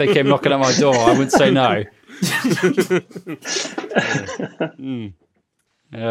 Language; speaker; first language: English; native; English